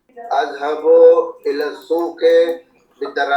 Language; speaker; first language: Arabic; non-native, learner; Urdu